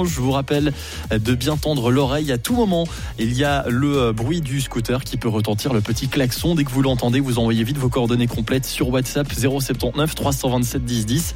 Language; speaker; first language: French; native; French